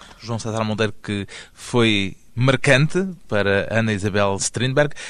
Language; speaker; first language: Portuguese; native; Portuguese